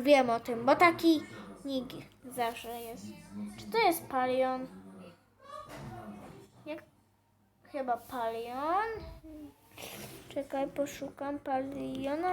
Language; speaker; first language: Polish; native; Polish